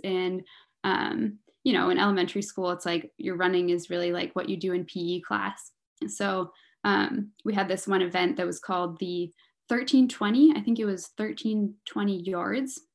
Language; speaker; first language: English; native; English